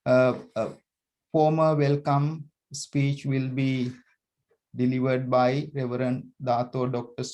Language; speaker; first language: English; non-native, local second language; Sinhala